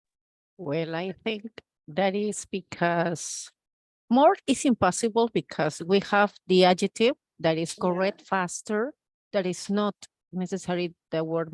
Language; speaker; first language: English; non-native, learner; Spanish